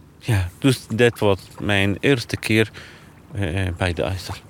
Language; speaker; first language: Dutch; non-native, learner; Arabic